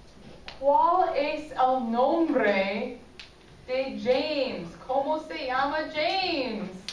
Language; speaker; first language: Spanish; non-native, fluent; English